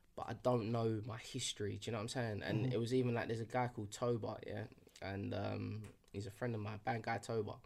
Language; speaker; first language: English; early bilingual, other home language; Yoruba